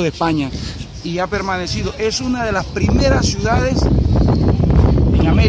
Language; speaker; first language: Spanish; native; Spanish